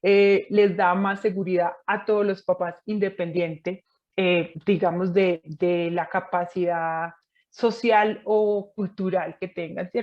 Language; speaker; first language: Spanish; native; Spanish